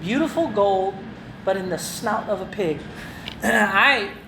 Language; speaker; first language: English; non-native, local second language; Filipino